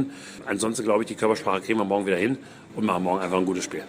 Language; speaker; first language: German; native; German